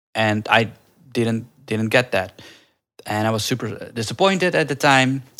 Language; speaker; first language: English; early bilingual, other home language; Dutch